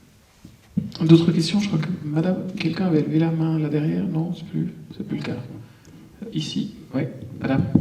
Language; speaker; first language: French; native; French